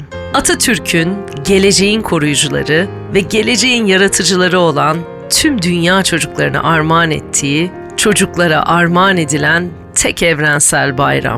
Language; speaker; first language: Turkish; native; Turkish